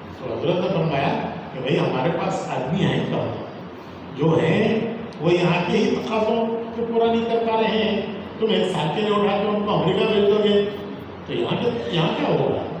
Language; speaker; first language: Urdu; native; Urdu